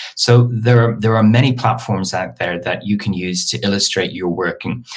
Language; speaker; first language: English; native; English